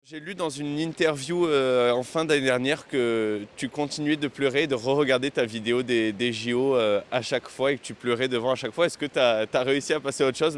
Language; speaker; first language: French; native; French